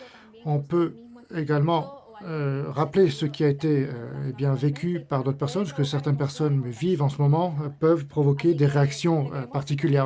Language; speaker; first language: French; native; French